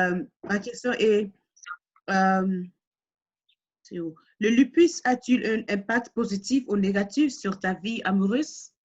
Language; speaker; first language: French; non-native, learner; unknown